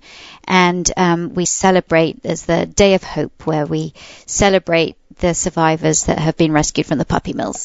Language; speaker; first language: English; native; English